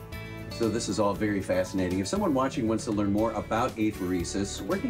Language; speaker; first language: English; native; English